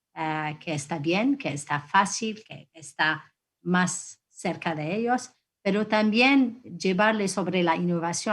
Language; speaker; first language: Spanish; non-native, fluent; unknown